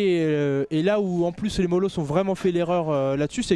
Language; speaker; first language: French; native; French